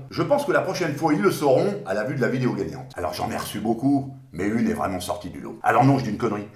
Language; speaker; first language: French; native; French